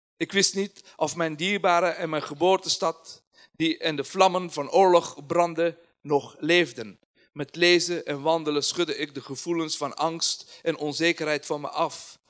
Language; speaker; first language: Dutch; non-native, fluent; Persian